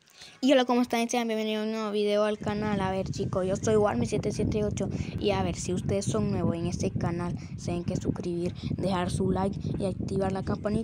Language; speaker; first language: Spanish; native; Spanish